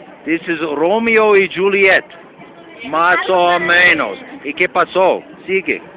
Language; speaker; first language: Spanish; non-native, learner; English